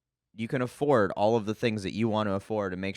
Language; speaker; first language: English; native; English